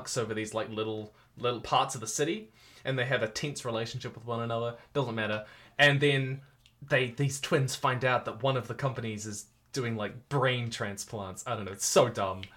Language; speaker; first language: English; native; English